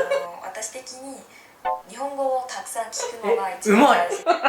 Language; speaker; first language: Japanese; non-native, learner; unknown